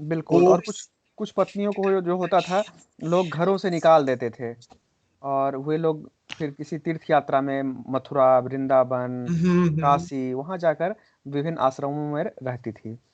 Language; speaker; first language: Hindi; native; Hindi